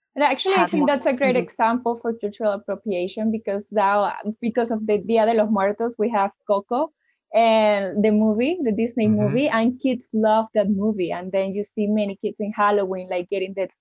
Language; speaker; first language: English; non-native, fluent; Spanish